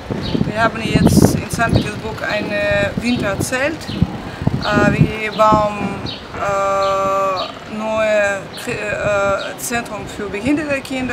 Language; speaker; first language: German; non-native, learner; Russian